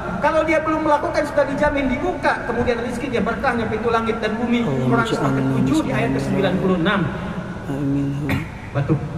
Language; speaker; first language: Indonesian; native; Indonesian